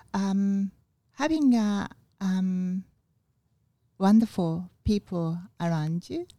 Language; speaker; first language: English; non-native, learner; Japanese